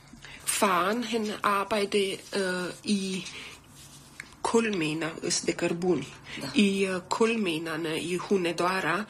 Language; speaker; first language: Danish; non-native, learner; Romanian